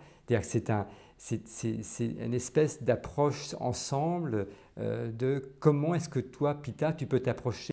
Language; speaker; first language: French; native; French